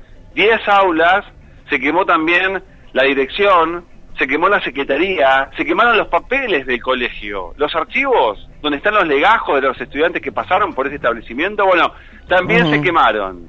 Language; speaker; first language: Spanish; native; Spanish